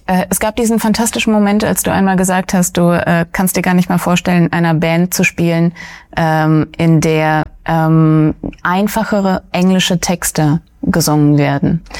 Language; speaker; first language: German; early bilingual, other home language; Russian